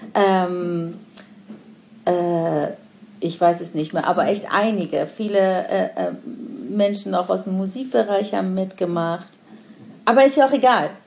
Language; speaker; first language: German; non-native, fluent; Persian